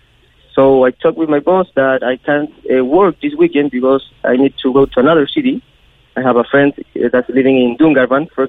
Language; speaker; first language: English; non-native, learner; Spanish